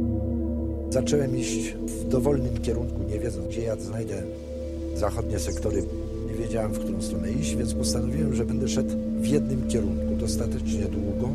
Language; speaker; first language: Polish; native; Polish